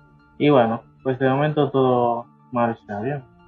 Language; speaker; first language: Spanish; native; Spanish